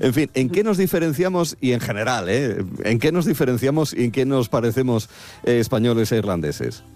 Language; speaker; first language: Spanish; native; Spanish